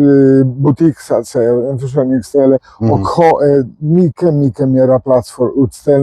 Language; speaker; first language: Swedish; non-native, fluent; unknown